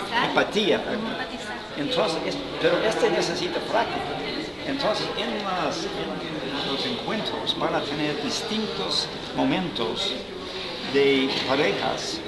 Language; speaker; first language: Spanish; non-native, fluent; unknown